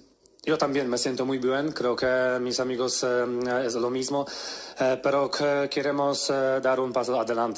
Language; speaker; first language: Spanish; non-native, learner; Polish